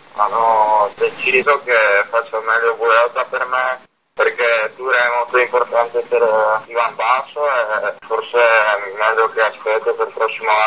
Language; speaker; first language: Italian; non-native, learner; Slovak